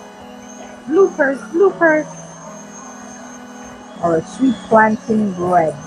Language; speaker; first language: English; native; English